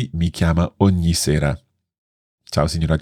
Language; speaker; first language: Italian; non-native, fluent; English